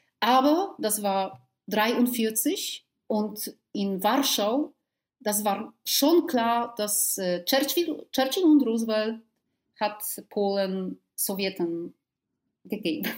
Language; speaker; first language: German; non-native, fluent; Polish